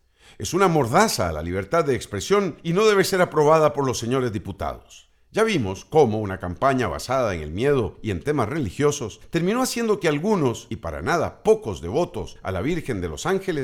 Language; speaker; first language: Spanish; native; Spanish